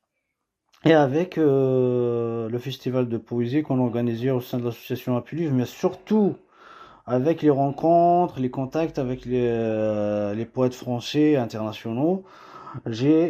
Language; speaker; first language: French; non-native, local second language; Kabyle